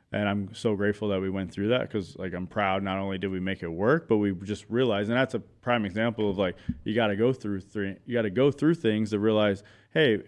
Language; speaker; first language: English; native; English